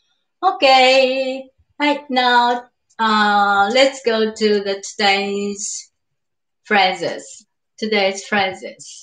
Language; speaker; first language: English; non-native, learner; Japanese